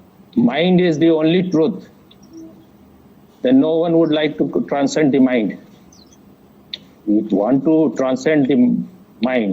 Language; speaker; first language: English; non-native, fluent; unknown